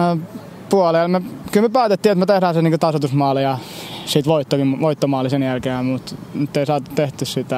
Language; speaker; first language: Finnish; native; Finnish